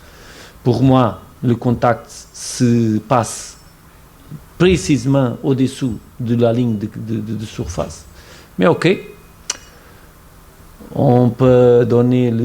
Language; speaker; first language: French; non-native, fluent; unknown